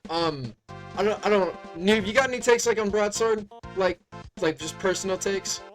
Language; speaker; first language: English; native; English